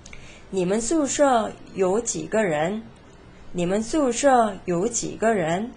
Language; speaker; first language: Chinese; non-native, fluent; Korean